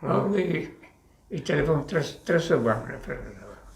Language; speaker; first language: French; non-native, local second language; Basque